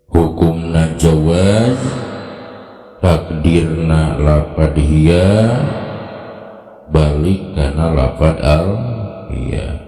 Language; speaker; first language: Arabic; non-native, fluent; Sundanese